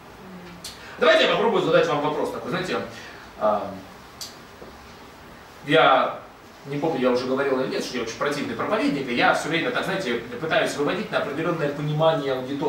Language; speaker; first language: Russian; native; Russian